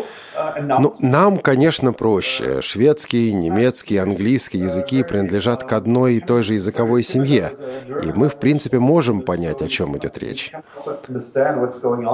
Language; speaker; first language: Russian; non-native, fluent; German